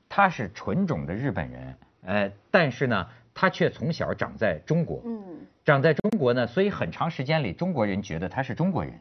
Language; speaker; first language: Chinese; native; Chinese